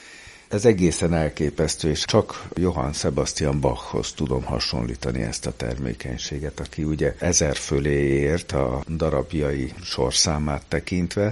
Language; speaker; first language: Hungarian; native; Hungarian